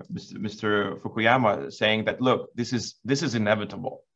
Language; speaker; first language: English; non-native, fluent; Lithuanian